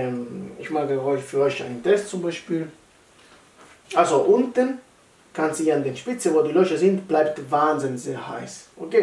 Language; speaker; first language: German; non-native, learner; Italian